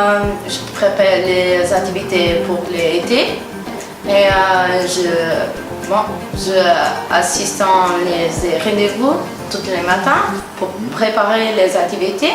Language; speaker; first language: French; non-native, learner; Portuguese